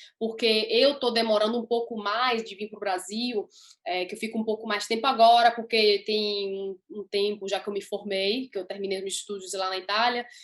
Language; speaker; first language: Portuguese; early bilingual, heritage; Portuguese